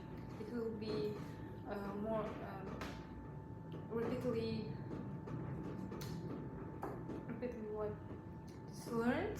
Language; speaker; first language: English; non-native, learner; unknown